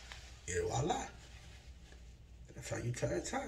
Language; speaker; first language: English; native; English